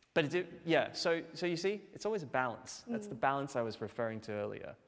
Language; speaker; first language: English; native; English